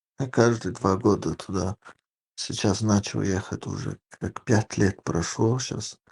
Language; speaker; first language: Russian; native; Russian